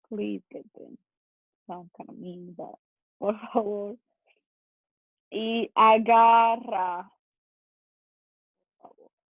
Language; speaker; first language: Spanish; non-native, fluent; English